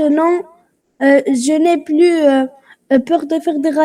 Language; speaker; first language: French; non-native, local second language; Arabic